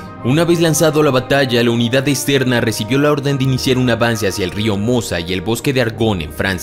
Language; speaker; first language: Spanish; native; Spanish